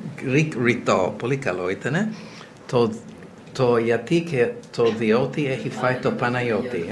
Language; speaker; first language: Greek; non-native, learner; English